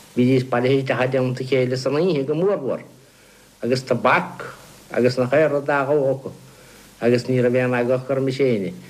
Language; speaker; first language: Irish; native; Irish